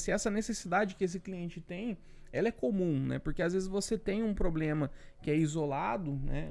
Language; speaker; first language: Portuguese; native; Portuguese